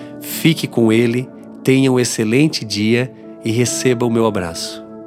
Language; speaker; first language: Portuguese; native; Portuguese